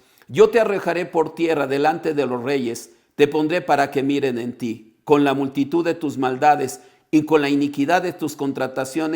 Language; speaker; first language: Spanish; native; Spanish